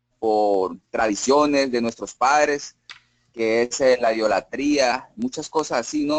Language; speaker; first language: Spanish; native; Spanish